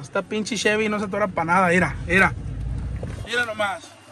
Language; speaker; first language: Spanish; early bilingual, heritage; Spanish